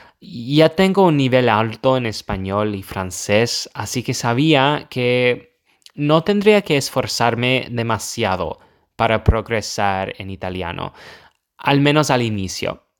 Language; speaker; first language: Spanish; non-native, fluent; English